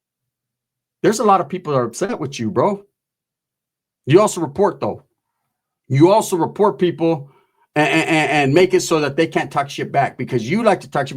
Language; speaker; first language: English; native; English